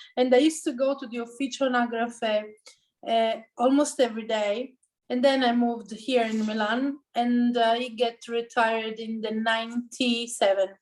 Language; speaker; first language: English; non-native, learner; Italian